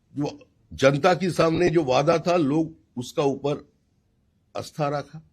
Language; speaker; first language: Hindi; non-native, local second language; Bangla